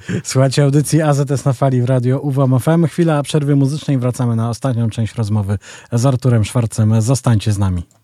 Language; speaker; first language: Polish; native; Polish